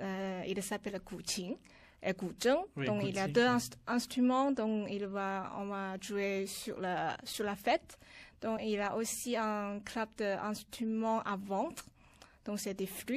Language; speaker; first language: French; non-native, learner; Chinese